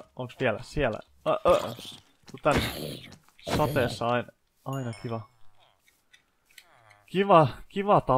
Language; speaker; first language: Finnish; native; Finnish